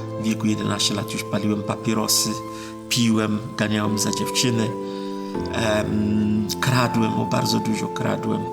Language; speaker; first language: Polish; non-native, fluent; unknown